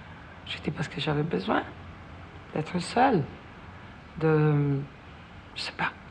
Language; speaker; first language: French; non-native, fluent; Italian